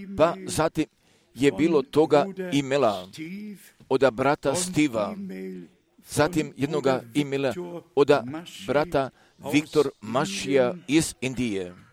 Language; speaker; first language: Croatian; early bilingual, heritage; Serbian